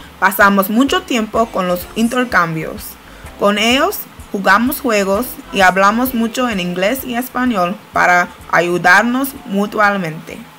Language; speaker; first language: Spanish; non-native, learner; English